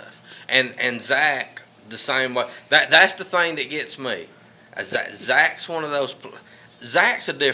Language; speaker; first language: English; native; English